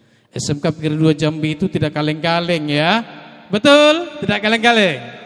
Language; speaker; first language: Indonesian; native; Indonesian